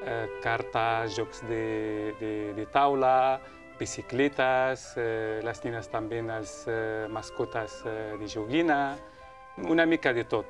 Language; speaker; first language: Catalan; non-native, local second language; Spanish